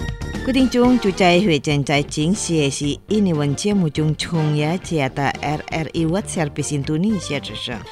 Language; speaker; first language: Chinese; non-native, fluent; Indonesian